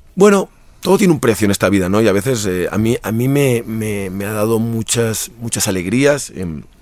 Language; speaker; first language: Spanish; native; Spanish